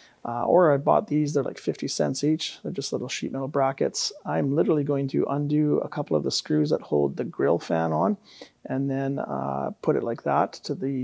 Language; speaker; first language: English; native; English